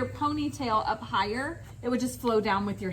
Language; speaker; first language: English; native; English